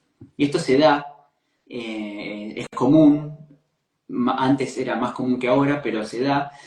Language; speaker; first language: Spanish; native; Spanish